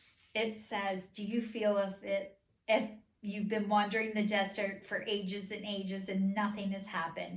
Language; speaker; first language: English; native; English